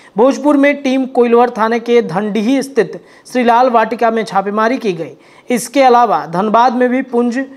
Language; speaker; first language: Hindi; native; Hindi